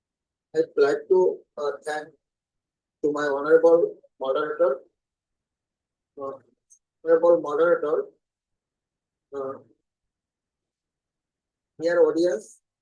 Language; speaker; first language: English; non-native, learner; Bangla